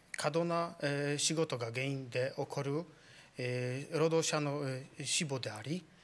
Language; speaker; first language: Japanese; non-native, fluent; Polish